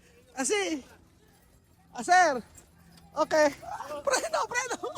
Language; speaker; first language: Spanish; non-native, learner; Filipino